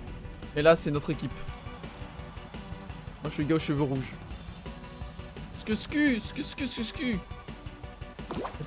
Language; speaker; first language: French; native; French